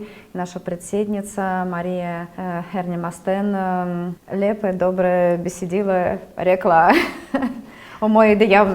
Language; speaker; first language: Slovenian; non-native, learner; Russian